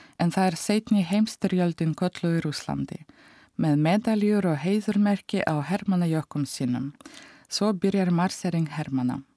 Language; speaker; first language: Icelandic; non-native, fluent; Russian